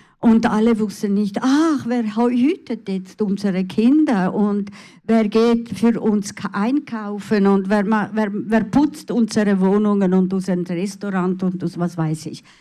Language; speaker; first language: German; early bilingual, other home language; Italian